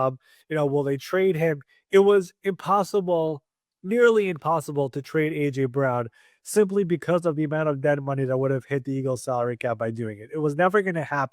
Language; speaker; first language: English; native; English